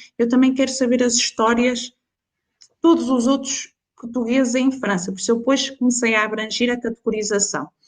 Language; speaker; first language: Portuguese; native; Portuguese